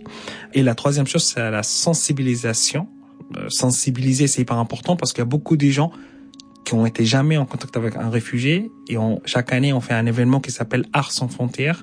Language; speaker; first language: French; non-native, fluent; Arabic